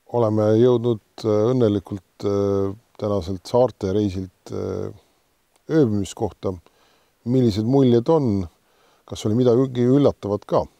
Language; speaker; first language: Estonian; native; Estonian